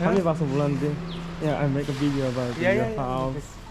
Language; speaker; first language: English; non-native, learner; Korean